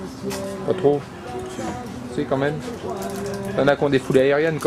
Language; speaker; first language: French; native; French